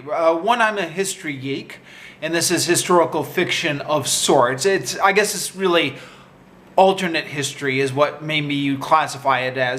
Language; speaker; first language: English; native; English